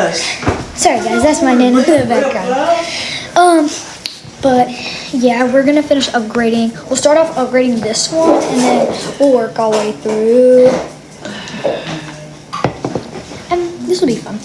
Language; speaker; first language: English; native; English